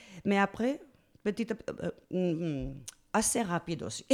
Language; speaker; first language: French; non-native, learner; Spanish